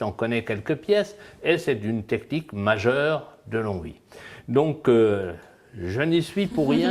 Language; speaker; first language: French; native; French